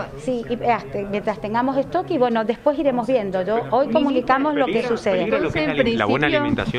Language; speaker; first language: Spanish; native; Spanish